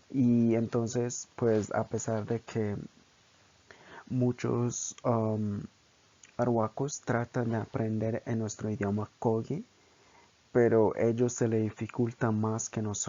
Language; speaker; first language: Spanish; non-native, local second language; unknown